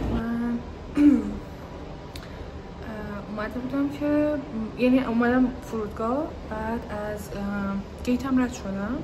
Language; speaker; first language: Persian; native; Persian